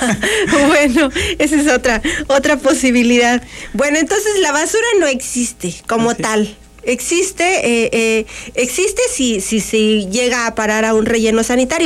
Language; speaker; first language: Spanish; native; Spanish